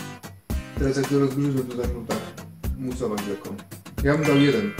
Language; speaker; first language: Polish; native; Polish